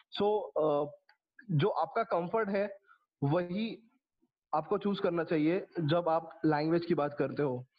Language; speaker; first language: Hindi; non-native, local second language; Marathi